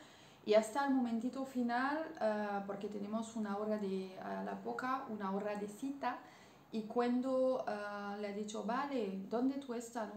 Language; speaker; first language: Spanish; non-native, learner; French